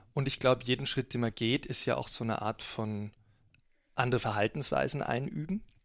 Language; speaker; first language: German; native; German